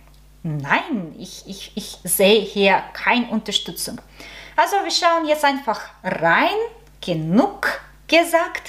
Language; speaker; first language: German; non-native, learner; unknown